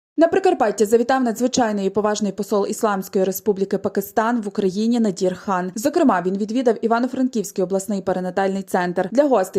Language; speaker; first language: Ukrainian; native; Ukrainian